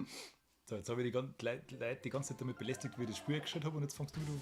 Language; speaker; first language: German; native; German